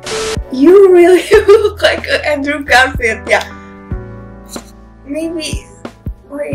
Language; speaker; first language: English; non-native, learner; Indonesian